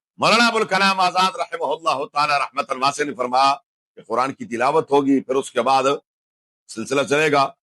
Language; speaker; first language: Urdu; non-native, local second language; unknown